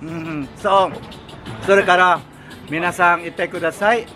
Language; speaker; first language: Japanese; non-native, learner; Filipino